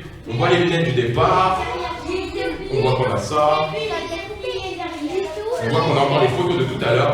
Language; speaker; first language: French; native; French